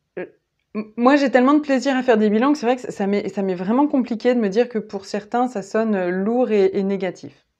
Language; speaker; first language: French; native; French